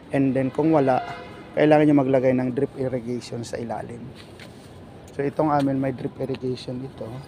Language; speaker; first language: Filipino; non-native, local second language; Bikol